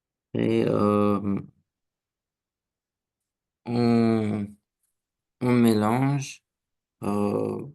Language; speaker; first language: French; non-native, learner; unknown